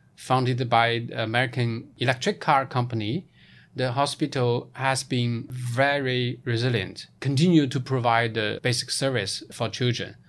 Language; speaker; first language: English; non-native, fluent; Chinese